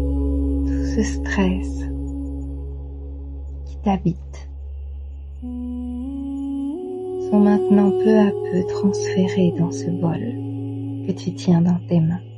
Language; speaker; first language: French; native; French